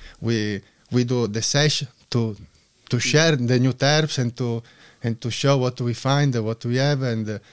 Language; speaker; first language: English; non-native, learner; Italian